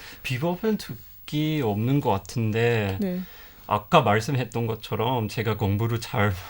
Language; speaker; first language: Korean; non-native, fluent; English